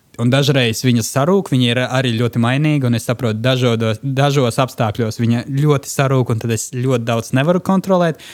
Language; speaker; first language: Latvian; non-native, local second language; Russian